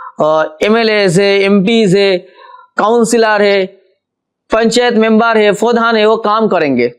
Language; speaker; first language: Hindi; non-native, local second language; Bangla